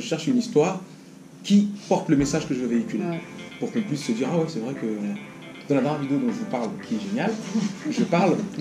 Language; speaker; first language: French; native; French